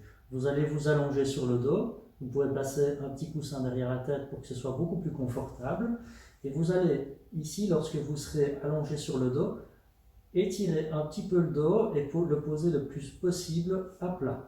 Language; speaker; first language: French; native; French